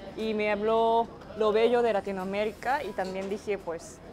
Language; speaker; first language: Spanish; non-native, fluent; Japanese